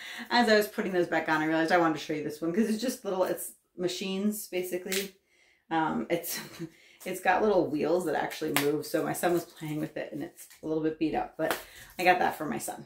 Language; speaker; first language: English; native; English